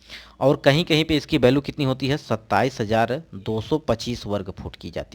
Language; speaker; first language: Hindi; native; Hindi